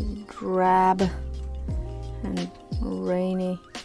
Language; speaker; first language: English; non-native, fluent; Romanian